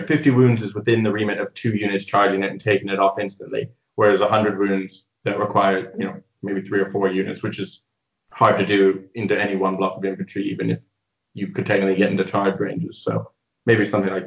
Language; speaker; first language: English; native; English